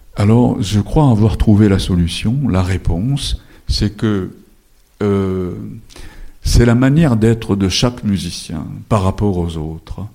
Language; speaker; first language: French; non-native, fluent; Japanese